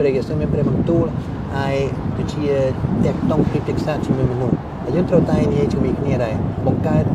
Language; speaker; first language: Khmer; non-native, fluent; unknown